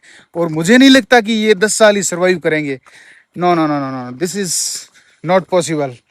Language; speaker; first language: Hindi; native; Hindi